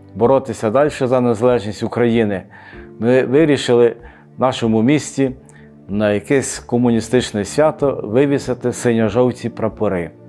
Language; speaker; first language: Ukrainian; native; Ukrainian